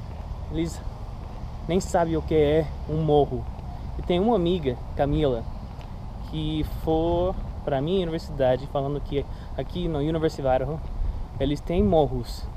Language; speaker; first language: Portuguese; non-native, learner; English